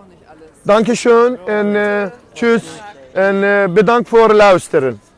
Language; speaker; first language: Dutch; non-native, fluent; Azerbaijani